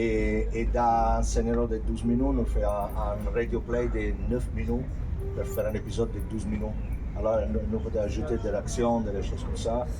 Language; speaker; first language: French; non-native, fluent; Italian